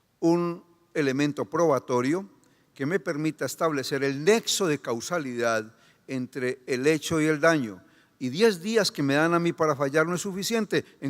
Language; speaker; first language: Spanish; native; Spanish